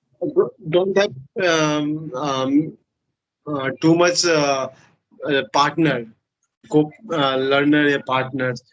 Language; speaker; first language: English; non-native, learner; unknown